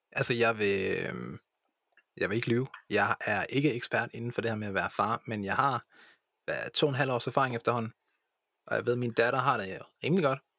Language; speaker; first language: Danish; early bilingual, other home language; English